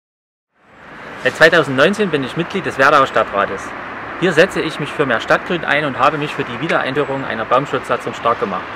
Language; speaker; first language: German; native; German